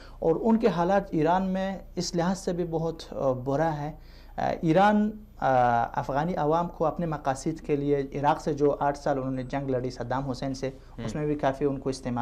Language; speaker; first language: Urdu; non-native, fluent; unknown